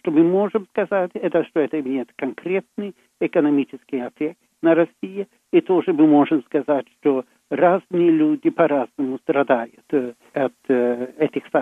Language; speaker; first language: Russian; non-native, fluent; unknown